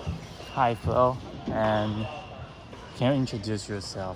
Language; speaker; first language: English; non-native, learner; Chinese